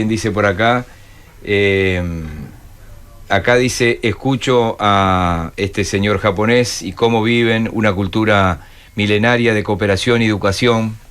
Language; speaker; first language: Spanish; native; Spanish